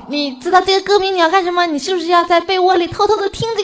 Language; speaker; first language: Chinese; native; Chinese